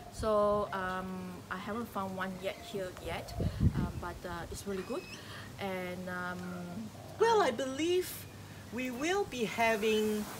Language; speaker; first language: English; non-native, local second language; Min Nan Chinese